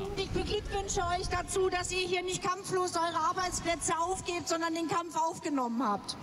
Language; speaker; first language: German; native; German